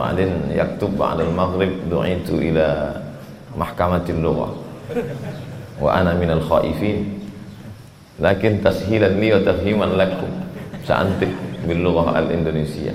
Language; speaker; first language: Arabic; non-native, fluent; Indonesian